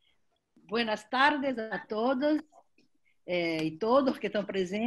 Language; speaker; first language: Spanish; non-native, learner; Portuguese